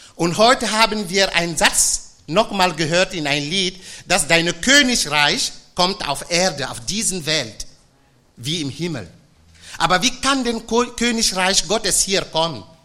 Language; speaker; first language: German; non-native, fluent; French